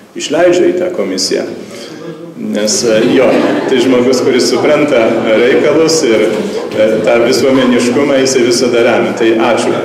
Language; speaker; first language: Lithuanian; native; Lithuanian